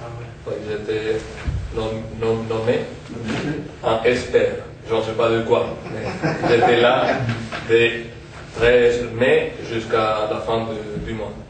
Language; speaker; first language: French; non-native, fluent; Spanish